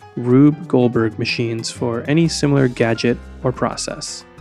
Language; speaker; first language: English; native; English